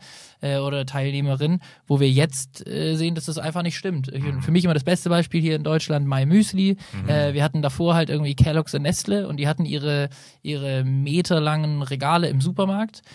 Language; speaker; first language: German; native; German